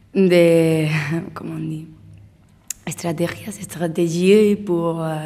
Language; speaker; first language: French; non-native, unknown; Spanish